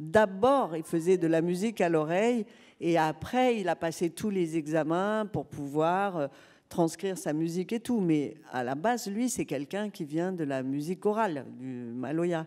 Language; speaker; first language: French; native; French